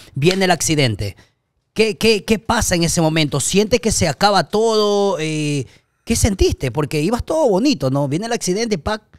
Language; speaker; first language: Spanish; native; Spanish